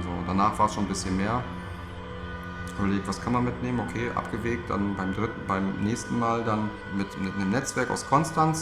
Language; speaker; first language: German; native; German